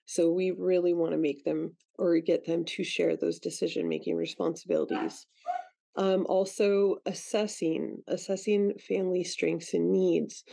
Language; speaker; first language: English; native; English